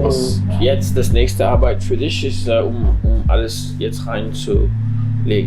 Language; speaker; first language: German; non-native, fluent; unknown